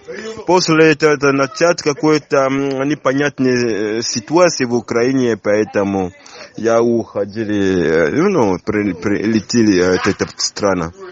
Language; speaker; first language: Russian; non-native, learner; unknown